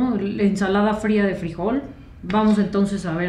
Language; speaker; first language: Spanish; native; Spanish